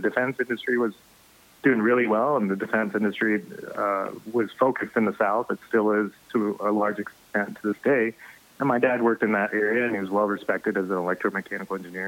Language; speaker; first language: English; native; English